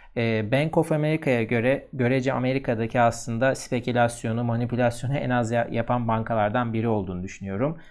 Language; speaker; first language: Turkish; native; Turkish